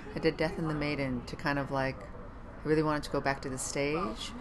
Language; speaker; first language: English; native; English